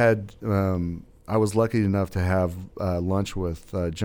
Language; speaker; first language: English; native; English